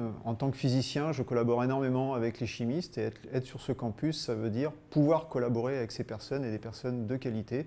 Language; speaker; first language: French; native; French